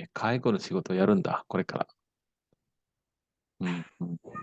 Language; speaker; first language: Japanese; non-native, fluent; Indonesian